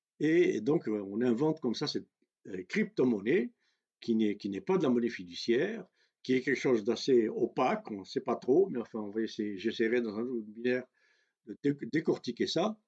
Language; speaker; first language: French; non-native, local second language; Kabyle